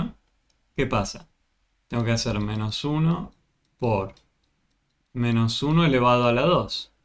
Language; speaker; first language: Spanish; native; Spanish